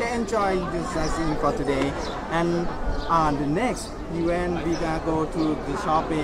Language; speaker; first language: English; non-native, learner; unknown